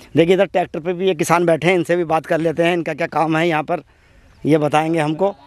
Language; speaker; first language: Hindi; native; Hindi